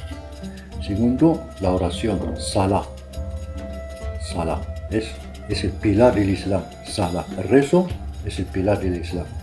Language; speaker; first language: Spanish; non-native, fluent; Arabic